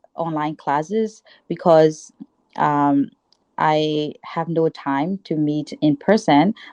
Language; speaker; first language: English; non-native, fluent; Burmese